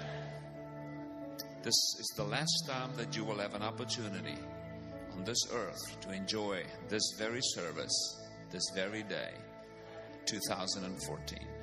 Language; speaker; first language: English; non-native, local second language; Afrikaans